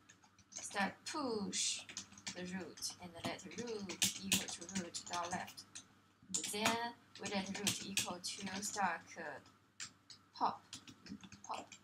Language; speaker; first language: English; non-native, fluent; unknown